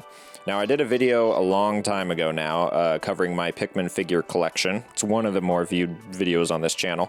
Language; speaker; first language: English; native; English